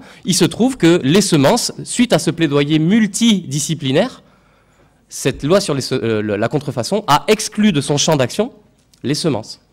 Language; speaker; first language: French; native; French